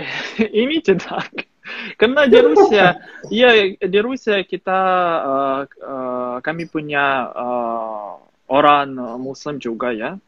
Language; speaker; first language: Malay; non-native, fluent; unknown